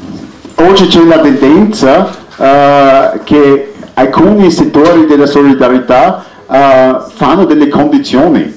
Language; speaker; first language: Italian; non-native, fluent; Arabic